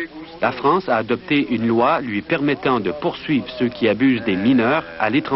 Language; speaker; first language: French; native; French